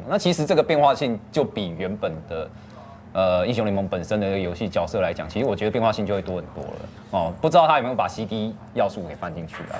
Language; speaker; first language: Chinese; native; Chinese